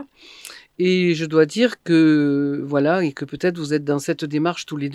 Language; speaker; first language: French; native; French